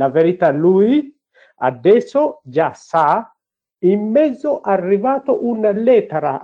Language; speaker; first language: Italian; non-native, learner; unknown